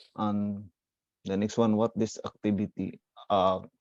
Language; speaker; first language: English; non-native, learner; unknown